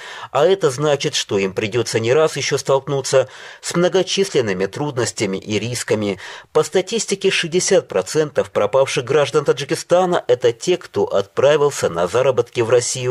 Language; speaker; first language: Russian; non-native, local second language; Tajik